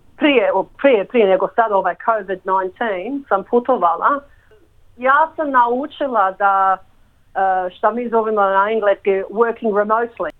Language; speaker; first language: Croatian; early bilingual, heritage; English